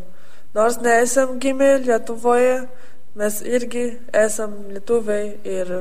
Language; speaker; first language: Lithuanian; early bilingual, heritage; Lithuanian